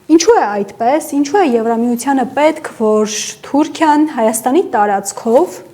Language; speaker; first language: Armenian; native; Armenian